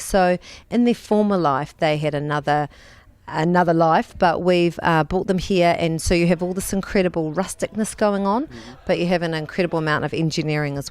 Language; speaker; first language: English; native; English